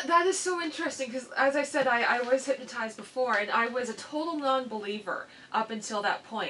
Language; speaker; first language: English; native; English